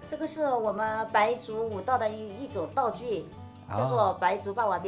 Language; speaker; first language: Chinese; non-native, local second language; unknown